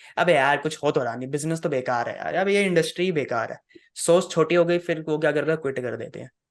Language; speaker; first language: Hindi; native; Hindi